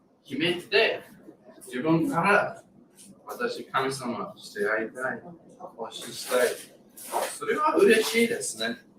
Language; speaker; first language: Japanese; non-native, learner; English